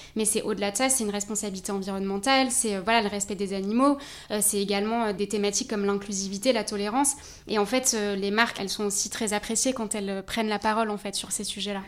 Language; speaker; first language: French; native; French